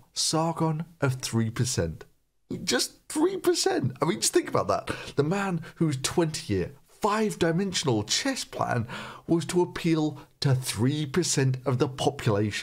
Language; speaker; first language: English; native; English